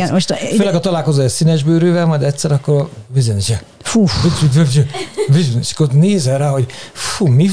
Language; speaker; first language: Hungarian; native; Hungarian